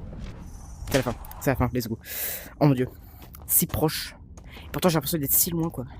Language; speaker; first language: French; native; French